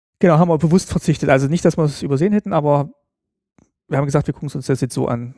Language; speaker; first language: German; native; German